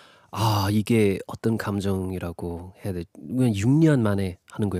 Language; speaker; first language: Korean; non-native, fluent; English